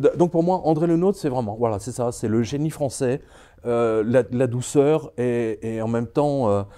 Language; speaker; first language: French; early bilingual, other home language; Serbian